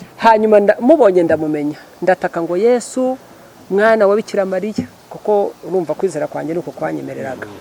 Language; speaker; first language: Kinyarwanda; early bilingual, heritage; Kinyarwanda